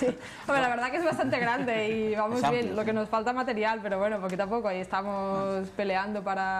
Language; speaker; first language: Spanish; native; Spanish